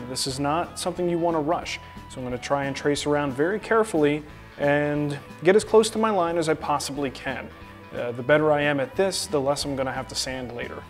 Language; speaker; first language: English; native; English